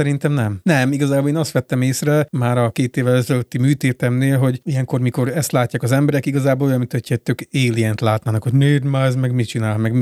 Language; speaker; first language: Hungarian; native; Hungarian